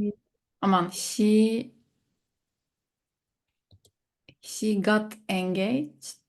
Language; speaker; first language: English; non-native, learner; Turkish